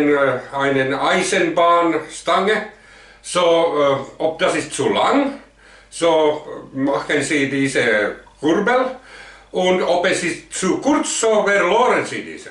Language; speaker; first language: German; non-native, learner; Finnish